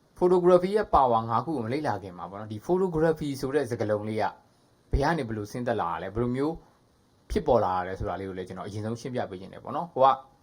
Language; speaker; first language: Burmese; native; Burmese